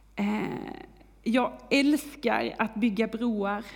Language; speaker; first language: Swedish; native; Swedish